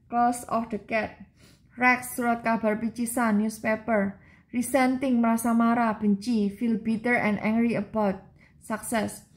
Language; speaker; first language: English; non-native, learner; Indonesian